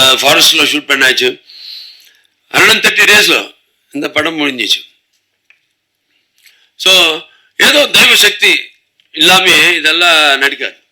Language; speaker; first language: Tamil; non-native, local second language; Telugu